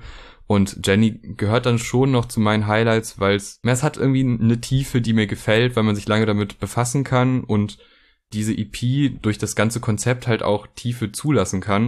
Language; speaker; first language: German; native; German